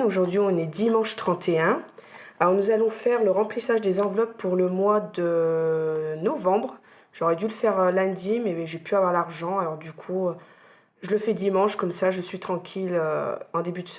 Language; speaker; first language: French; native; French